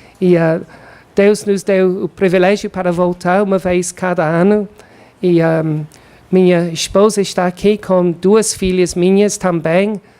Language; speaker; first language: Portuguese; non-native, fluent; English